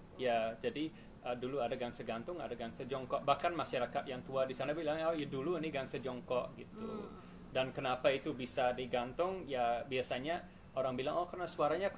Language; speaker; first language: Indonesian; non-native, fluent; English